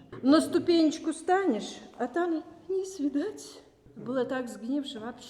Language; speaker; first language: Russian; native; Russian